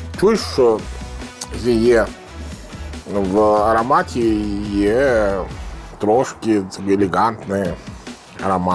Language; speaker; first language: Ukrainian; non-native, learner; Italian